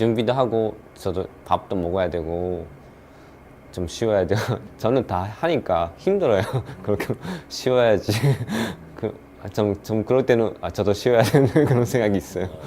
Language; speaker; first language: Korean; non-native, learner; Japanese